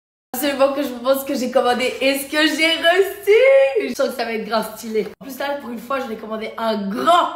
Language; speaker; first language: French; native; French